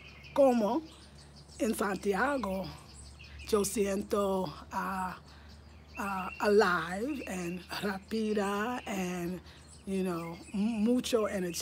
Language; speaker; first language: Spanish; non-native, learner; English